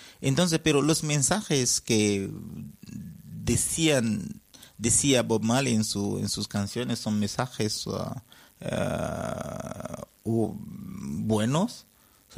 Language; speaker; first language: Spanish; non-native, fluent; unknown